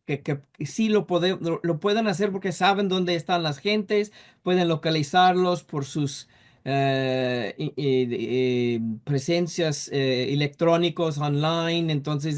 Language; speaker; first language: Spanish; non-native, fluent; English